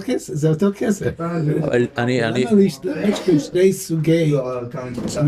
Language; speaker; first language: Hebrew; non-native, fluent; English